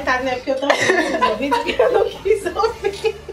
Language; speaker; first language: Portuguese; native; Portuguese